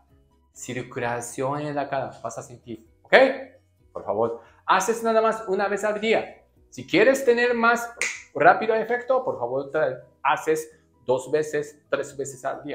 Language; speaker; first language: Spanish; non-native, learner; Japanese